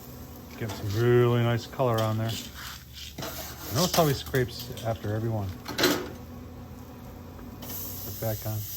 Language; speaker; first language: English; native; English